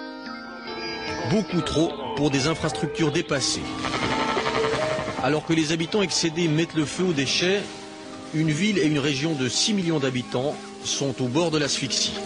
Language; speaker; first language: French; native; French